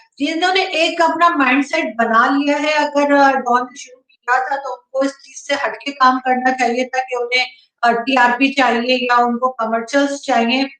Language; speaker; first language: Urdu; native; Urdu